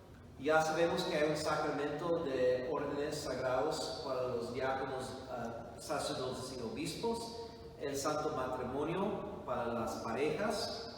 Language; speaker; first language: Spanish; non-native, fluent; English